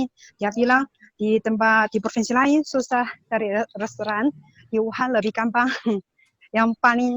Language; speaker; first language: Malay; non-native, learner; Chinese